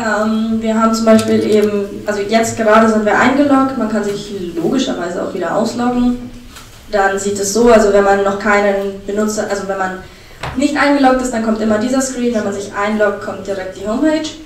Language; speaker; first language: German; native; German